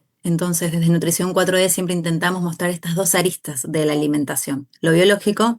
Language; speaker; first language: Spanish; native; Spanish